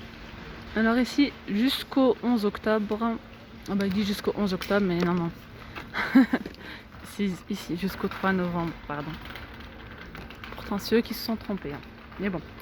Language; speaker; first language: French; native; French